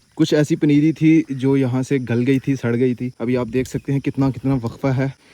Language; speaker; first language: Urdu; non-native, local second language; Punjabi